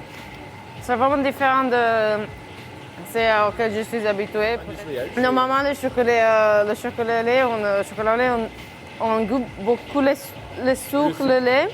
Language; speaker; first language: French; non-native, fluent; English